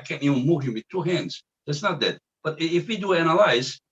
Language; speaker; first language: English; non-native, fluent; Turkish